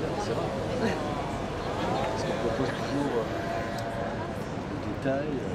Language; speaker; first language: French; native; French